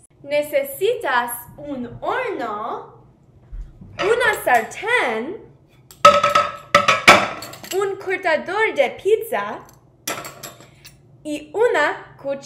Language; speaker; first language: Spanish; non-native, learner; English